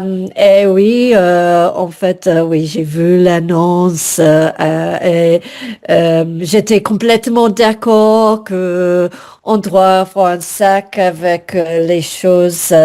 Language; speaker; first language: French; non-native, fluent; English